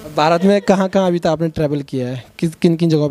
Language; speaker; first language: Hindi; native; Hindi